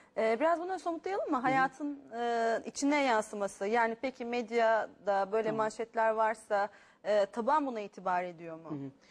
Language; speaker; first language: Turkish; native; Turkish